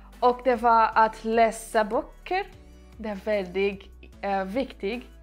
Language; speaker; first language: Swedish; non-native, learner; Portuguese